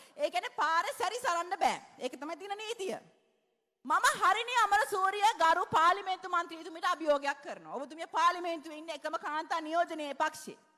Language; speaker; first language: Sinhala; native; Sinhala